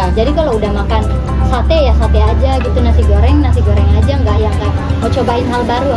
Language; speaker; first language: Indonesian; native; Indonesian